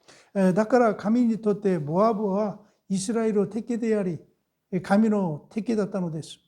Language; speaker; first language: Japanese; non-native, fluent; Korean